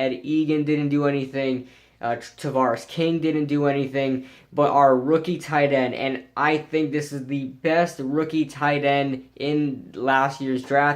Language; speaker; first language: English; native; English